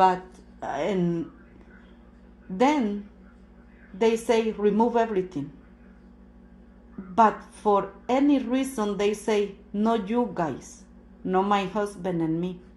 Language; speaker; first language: English; non-native, learner; Spanish